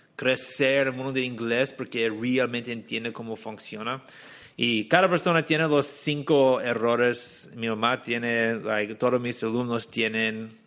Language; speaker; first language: Spanish; non-native, fluent; English